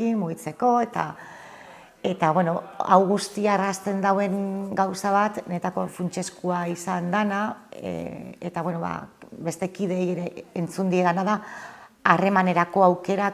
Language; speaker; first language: Basque; native; Basque